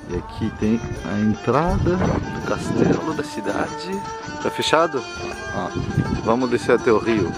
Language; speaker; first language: Portuguese; native; Portuguese